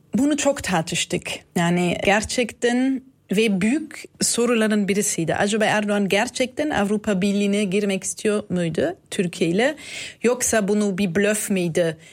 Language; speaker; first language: Turkish; non-native, fluent; German